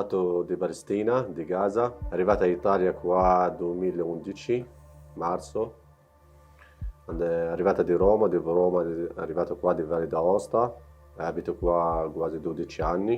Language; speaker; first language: Italian; non-native, learner; Arabic